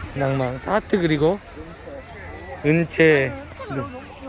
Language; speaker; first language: Korean; native; Korean